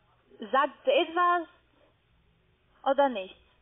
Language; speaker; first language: German; non-native, learner; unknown